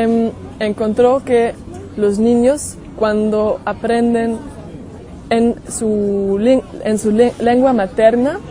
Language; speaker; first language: Spanish; non-native, fluent; German